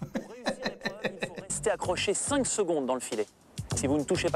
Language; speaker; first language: French; native; French